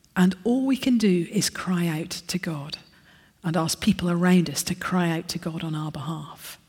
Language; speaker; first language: English; native; English